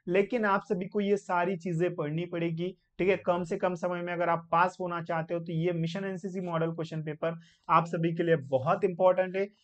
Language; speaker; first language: Hindi; non-native, local second language; Marathi